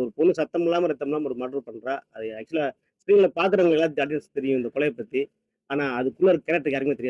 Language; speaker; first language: Tamil; native; Tamil